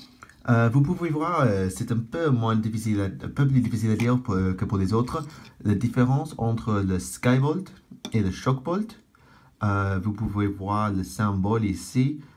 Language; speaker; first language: French; non-native, fluent; English